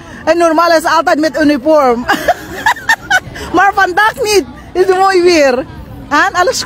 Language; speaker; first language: Dutch; non-native, learner; Filipino